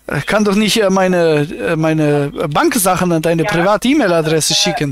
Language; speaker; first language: German; native; German